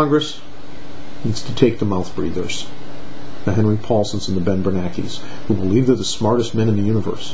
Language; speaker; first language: English; native; English